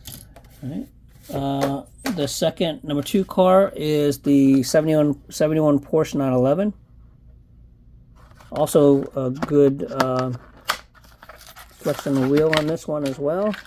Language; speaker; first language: English; native; English